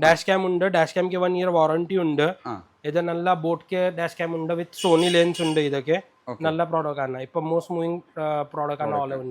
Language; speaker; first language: Malayalam; non-native, fluent; Hindi